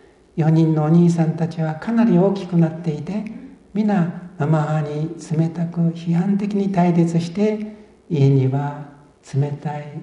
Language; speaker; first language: Japanese; native; Japanese